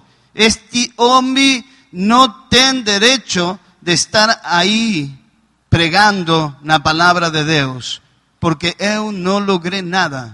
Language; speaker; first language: Portuguese; non-native, learner; Spanish